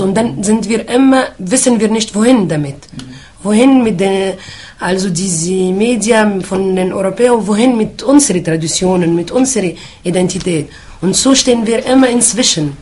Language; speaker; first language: German; non-native, fluent; Arabic